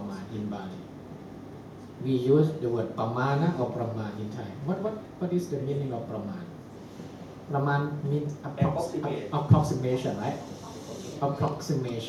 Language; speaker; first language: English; non-native, fluent; Thai